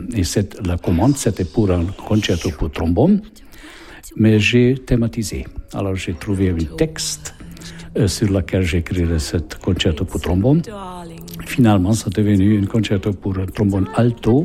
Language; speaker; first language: French; non-native, fluent; Hungarian